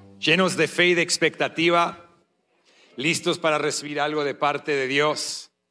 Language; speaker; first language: Spanish; non-native, fluent; English